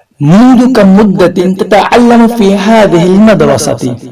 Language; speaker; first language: Arabic; non-native, fluent; Urdu